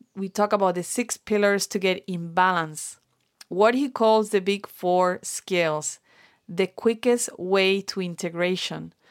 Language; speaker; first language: English; non-native, fluent; Spanish